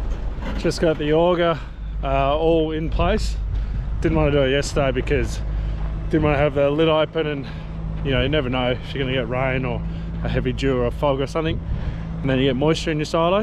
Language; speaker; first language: English; native; English